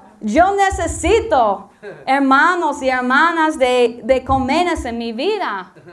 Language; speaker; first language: Spanish; non-native, learner; English